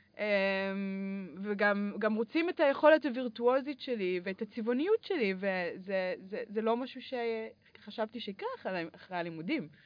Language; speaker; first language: Hebrew; early bilingual, other home language; English